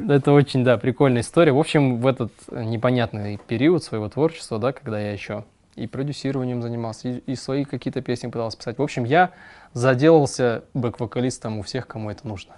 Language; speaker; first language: Russian; non-native, local second language; Kyrgyz